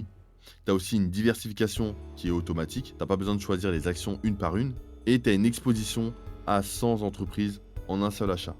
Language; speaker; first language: French; native; French